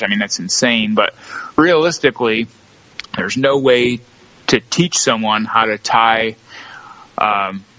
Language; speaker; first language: English; native; English